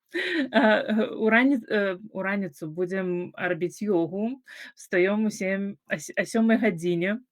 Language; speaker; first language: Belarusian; non-native, local second language; Russian